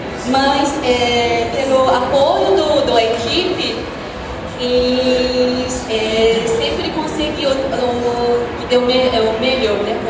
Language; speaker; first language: Portuguese; non-native, fluent; Japanese